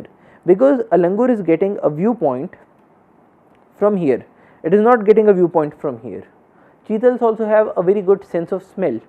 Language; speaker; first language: English; non-native, local second language; Hindi